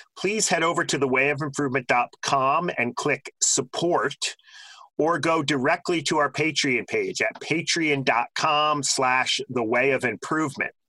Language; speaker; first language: English; native; English